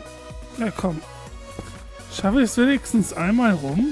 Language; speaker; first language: German; native; German